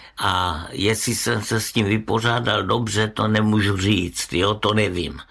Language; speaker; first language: Czech; native; Czech